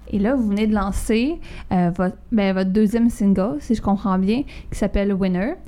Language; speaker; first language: French; native; French